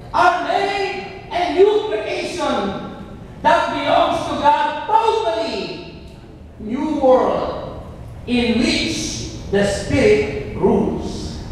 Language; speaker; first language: English; non-native, local second language; Filipino